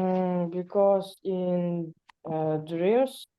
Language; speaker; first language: English; non-native, learner; Russian